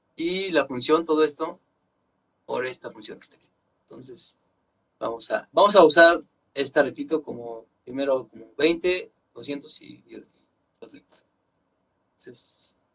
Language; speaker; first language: Spanish; native; Spanish